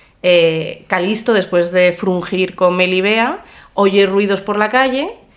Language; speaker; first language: Spanish; native; Spanish